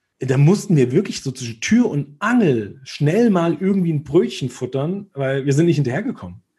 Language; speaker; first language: German; early bilingual, other home language; Italian